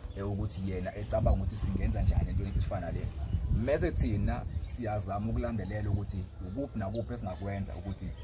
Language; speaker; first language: Zulu; native; Zulu